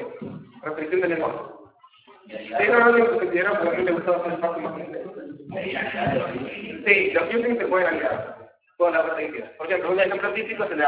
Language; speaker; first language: Spanish; native; Spanish